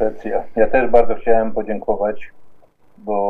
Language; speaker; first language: Polish; non-native, fluent; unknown